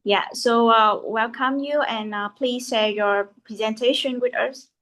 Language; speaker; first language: English; non-native, fluent; Vietnamese